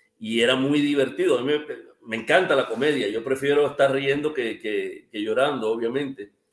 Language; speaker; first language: Spanish; native; Spanish